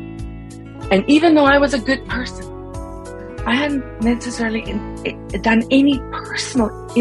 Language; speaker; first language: English; non-native, local second language; Afrikaans